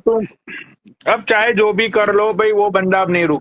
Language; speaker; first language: Hindi; native; Hindi